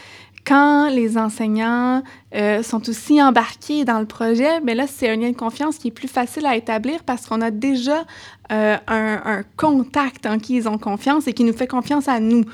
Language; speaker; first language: French; native; French